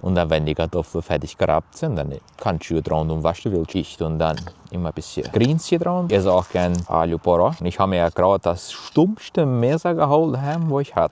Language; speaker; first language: German; early bilingual, heritage; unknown